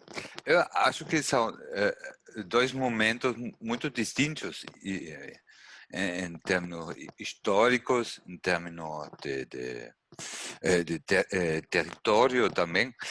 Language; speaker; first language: Portuguese; non-native, learner; German